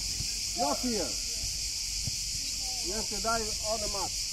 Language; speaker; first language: English; non-native, fluent; Italian